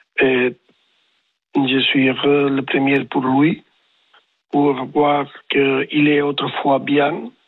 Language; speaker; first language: French; non-native, learner; Spanish